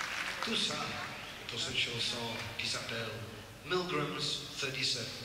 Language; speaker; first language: French; non-native, learner; English